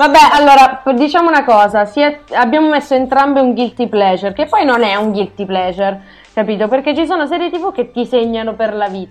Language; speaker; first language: Italian; native; Italian